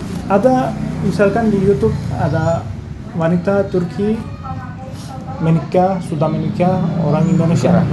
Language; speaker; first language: Indonesian; non-native, learner; Turkish